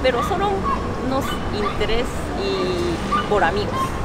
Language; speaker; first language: Spanish; non-native, fluent; Japanese